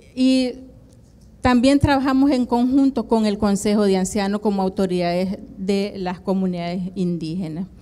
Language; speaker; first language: Spanish; native; Spanish